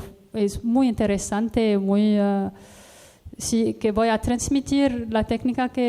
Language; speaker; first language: Spanish; non-native, learner; Arabic